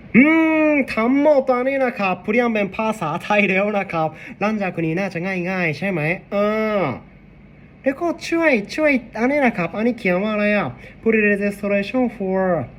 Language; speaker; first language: Thai; non-native, learner; Japanese